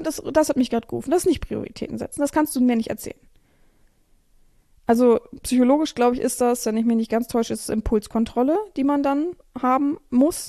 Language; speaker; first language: German; native; German